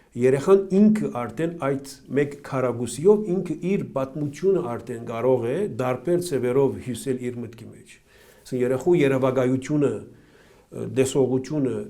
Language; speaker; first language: Armenian; early bilingual, heritage; Armenian